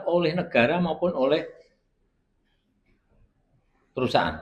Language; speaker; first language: Indonesian; non-native, local second language; Javanese